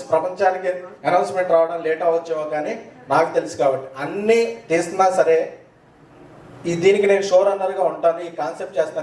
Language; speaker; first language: Telugu; native; Telugu